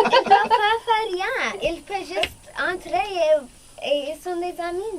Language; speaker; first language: French; non-native, local second language; English